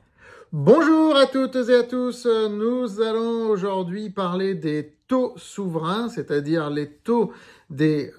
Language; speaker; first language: French; native; French